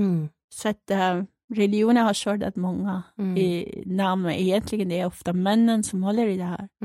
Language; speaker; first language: Swedish; non-native, fluent; Persian